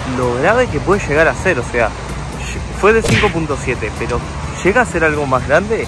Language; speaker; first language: Spanish; native; Spanish